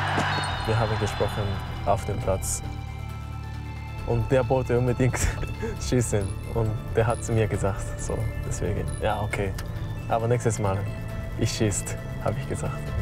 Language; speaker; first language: German; non-native, learner; English